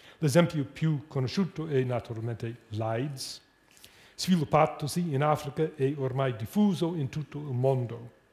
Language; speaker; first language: Italian; non-native, fluent; English